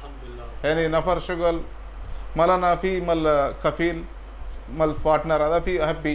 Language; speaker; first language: Arabic; non-native, learner; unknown